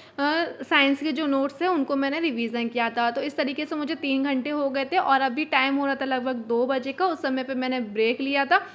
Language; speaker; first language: Hindi; native; Hindi